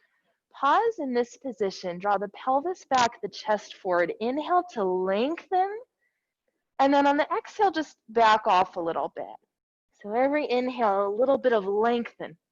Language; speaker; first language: English; native; English